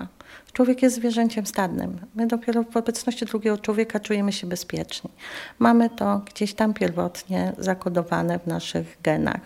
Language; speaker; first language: Polish; native; Polish